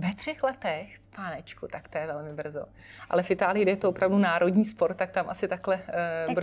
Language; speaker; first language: Czech; native; Czech